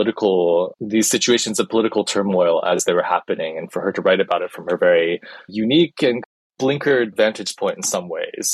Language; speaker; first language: English; early bilingual, other home language; Chinese